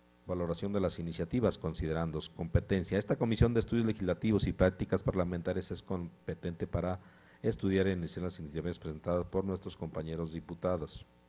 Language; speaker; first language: Spanish; native; Spanish